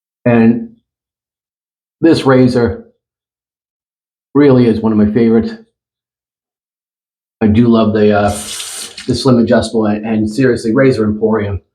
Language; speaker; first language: English; native; English